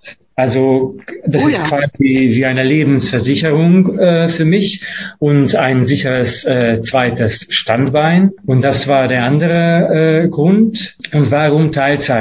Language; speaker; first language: German; non-native, fluent; Hungarian